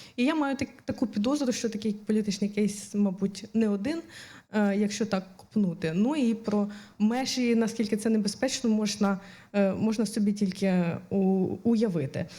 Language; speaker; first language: Ukrainian; native; Ukrainian